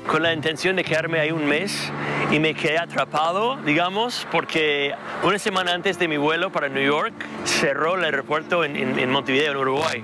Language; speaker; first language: Spanish; non-native, fluent; English